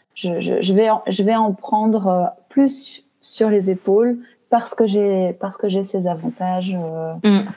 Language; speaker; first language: French; native; French